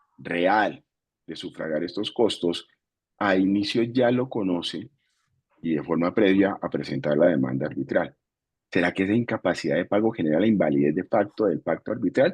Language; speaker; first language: Spanish; native; Spanish